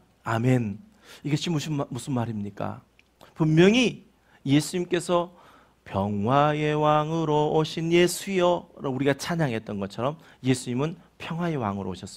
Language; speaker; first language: Korean; native; Korean